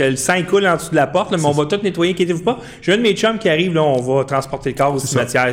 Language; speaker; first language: French; native; French